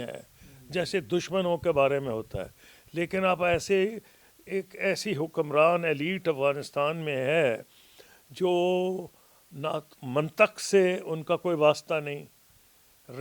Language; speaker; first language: Urdu; native; Urdu